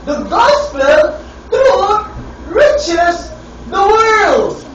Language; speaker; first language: English; non-native, local second language; Filipino